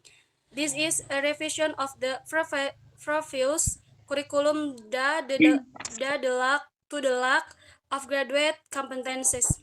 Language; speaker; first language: English; non-native, learner; Indonesian